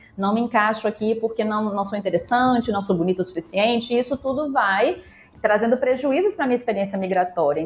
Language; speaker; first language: Portuguese; native; Portuguese